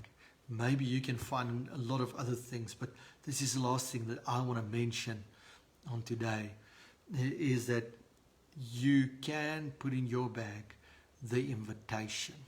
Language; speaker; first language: English; non-native, local second language; Afrikaans